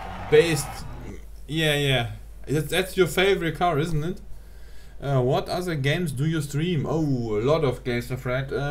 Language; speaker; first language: English; non-native, fluent; German